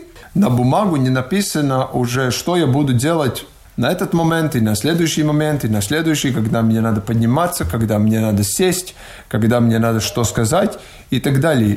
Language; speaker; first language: Russian; non-native, local second language; Latvian